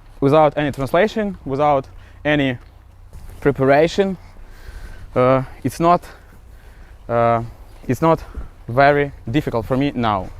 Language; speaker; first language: English; non-native, learner; Ukrainian